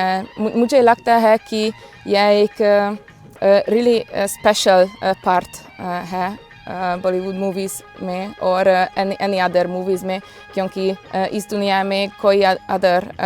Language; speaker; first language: Hindi; non-native, learner; Hungarian